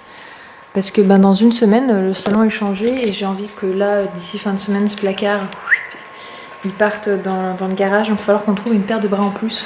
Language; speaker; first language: French; native; French